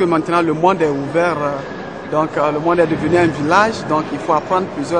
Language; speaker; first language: French; non-native, fluent; Vietnamese